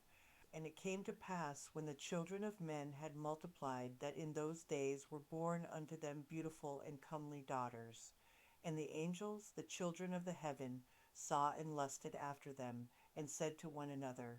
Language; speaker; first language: English; native; English